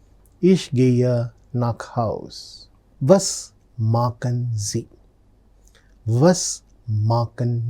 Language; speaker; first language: German; non-native, fluent; Telugu